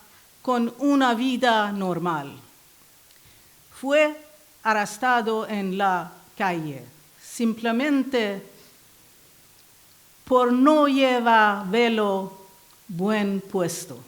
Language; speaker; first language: Spanish; non-native, learner; Persian